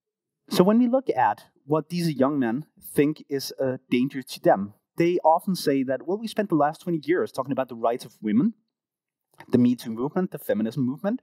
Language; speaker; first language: English; non-native, fluent; Danish